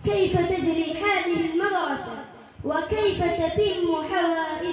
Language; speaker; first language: Arabic; non-native, learner; Bangla